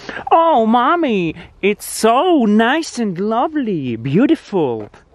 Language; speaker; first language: English; non-native, learner; Russian